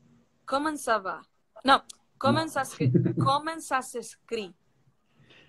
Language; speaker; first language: French; non-native, learner; Portuguese